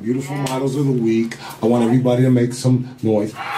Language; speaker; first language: English; early bilingual, other home language; Spanish